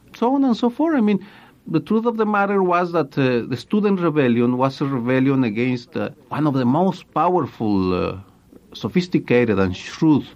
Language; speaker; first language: English; non-native, fluent; Spanish